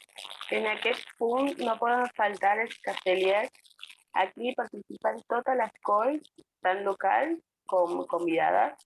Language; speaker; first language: Catalan; non-native, learner; Spanish